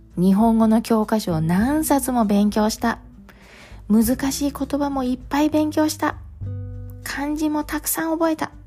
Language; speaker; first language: Japanese; native; Japanese